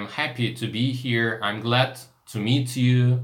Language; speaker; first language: English; non-native, fluent; Russian